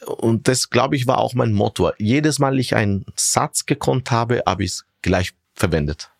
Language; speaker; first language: German; non-native, fluent; Italian